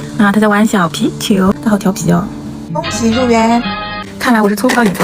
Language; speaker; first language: Chinese; native; Chinese